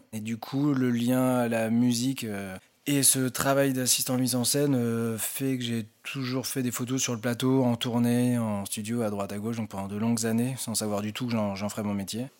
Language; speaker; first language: French; native; French